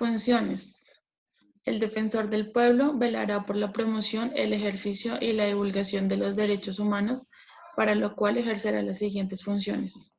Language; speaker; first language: Spanish; native; Spanish